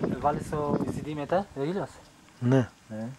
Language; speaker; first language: Greek; non-native, learner; Romanian